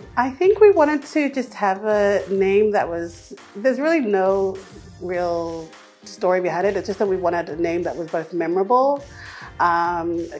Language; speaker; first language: English; non-native, fluent; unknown